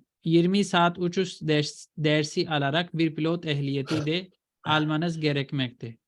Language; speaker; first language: Turkish; non-native, fluent; Urdu